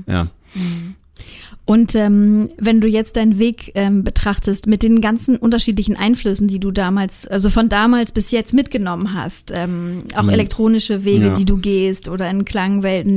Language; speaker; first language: German; native; German